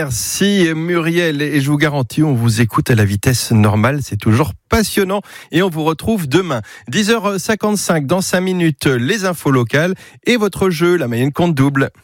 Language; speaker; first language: French; native; French